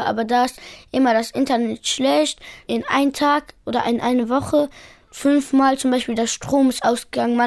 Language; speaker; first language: German; early bilingual, other home language; Pashto